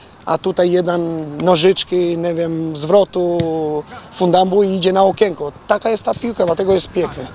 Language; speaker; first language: Polish; non-native, fluent; Albanian